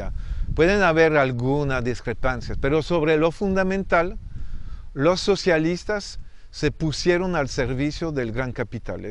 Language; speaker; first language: Spanish; non-native, fluent; French